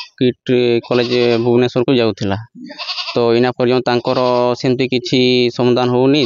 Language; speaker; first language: Odia; non-native, local second language; Santali